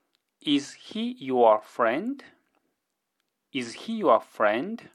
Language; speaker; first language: English; non-native, fluent; Japanese